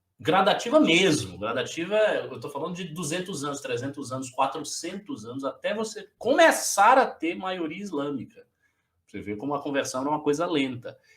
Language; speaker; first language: Portuguese; native; Portuguese